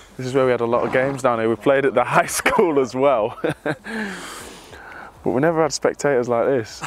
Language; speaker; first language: English; native; English